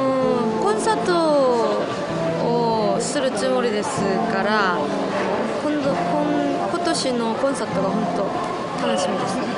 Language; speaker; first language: Japanese; non-native, fluent; Korean